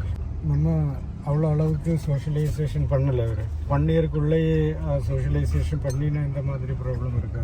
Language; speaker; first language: Tamil; non-native, learner; Malayalam